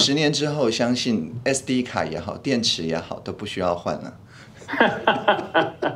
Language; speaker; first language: Chinese; native; Chinese